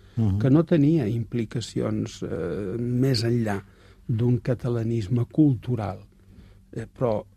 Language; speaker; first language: Catalan; native; Catalan